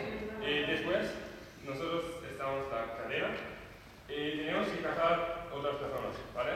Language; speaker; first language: Spanish; non-native, learner; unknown